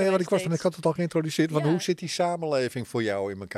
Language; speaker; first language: Dutch; native; Dutch